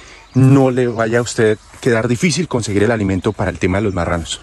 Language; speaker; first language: Spanish; native; Spanish